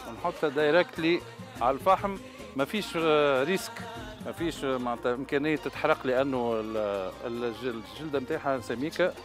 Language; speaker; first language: Arabic; native; Arabic